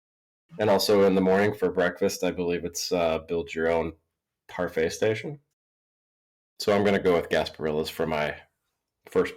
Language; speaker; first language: English; native; English